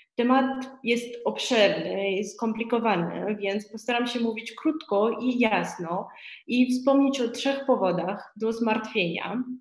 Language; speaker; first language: Polish; non-native, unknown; Romanian